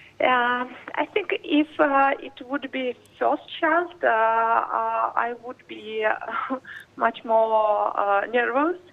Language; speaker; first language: English; non-native, learner; Russian